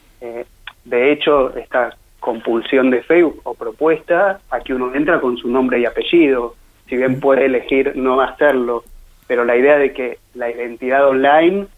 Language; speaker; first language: Spanish; native; Spanish